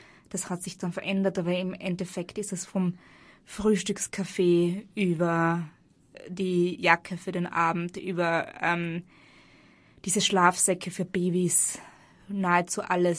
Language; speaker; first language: German; native; German